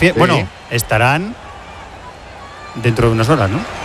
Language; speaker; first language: Spanish; native; Spanish